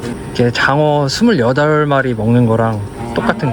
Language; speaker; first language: Korean; native; Korean